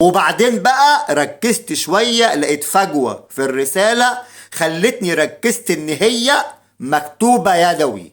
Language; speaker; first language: Arabic; native; Arabic